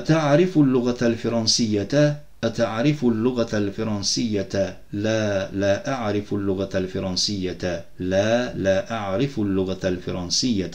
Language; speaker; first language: Arabic; non-native, fluent; Turkish